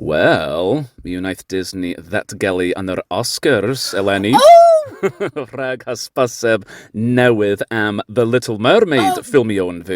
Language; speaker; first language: Welsh; non-native, learner; English